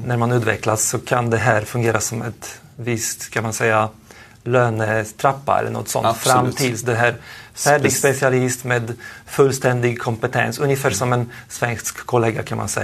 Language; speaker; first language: Swedish; non-native, fluent; Polish